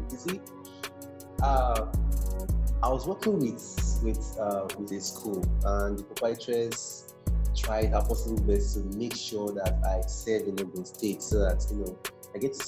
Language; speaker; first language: English; non-native, local second language; Igbo